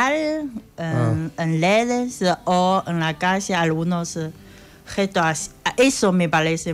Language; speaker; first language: Spanish; non-native, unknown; Chinese